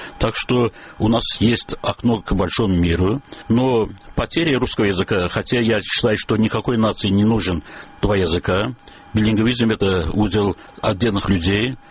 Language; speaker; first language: Russian; non-native, local second language; Azerbaijani